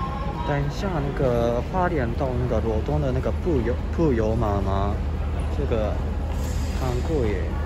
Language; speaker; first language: Chinese; non-native, fluent; Japanese